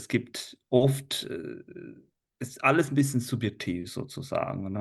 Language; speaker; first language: German; non-native, fluent; Italian